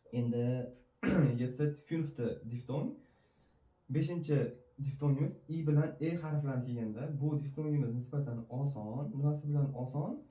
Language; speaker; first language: Uzbek; native; Uzbek